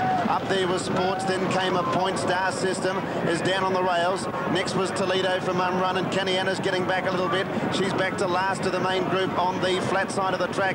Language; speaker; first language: English; native; English